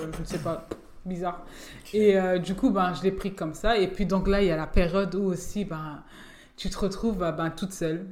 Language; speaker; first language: French; native; French